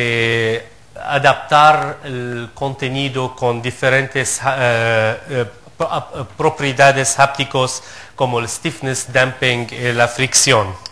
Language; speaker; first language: Spanish; non-native, fluent; Arabic